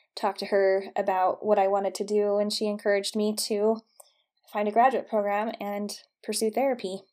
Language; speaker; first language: English; native; English